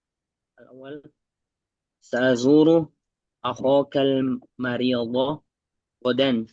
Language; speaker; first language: Arabic; non-native, learner; Indonesian